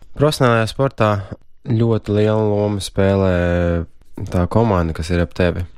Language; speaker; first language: Latvian; native; Latvian